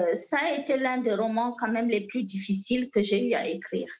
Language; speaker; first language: French; non-native, local second language; Fula